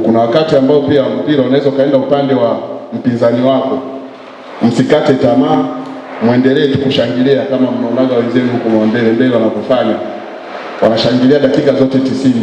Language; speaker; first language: Swahili; native; Swahili